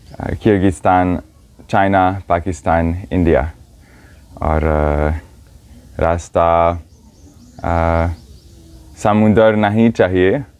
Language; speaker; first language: Hindi; non-native, learner; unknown